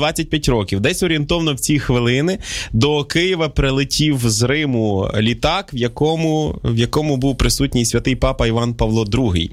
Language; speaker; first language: Ukrainian; native; Ukrainian